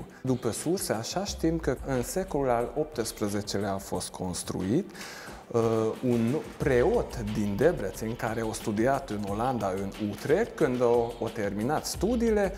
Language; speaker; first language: Romanian; non-native, local second language; Hungarian